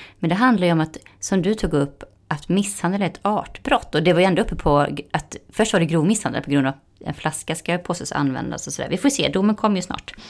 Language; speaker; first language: Swedish; native; Swedish